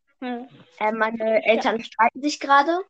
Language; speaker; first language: German; early bilingual, other home language; Vietnamese